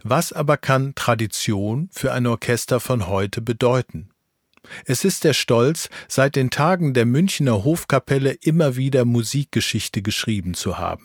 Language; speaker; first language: German; native; German